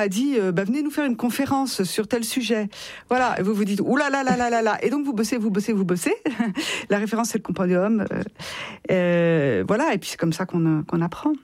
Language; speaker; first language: French; native; French